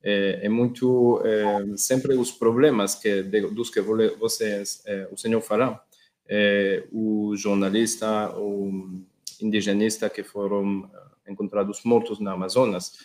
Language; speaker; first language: Portuguese; non-native, learner; Spanish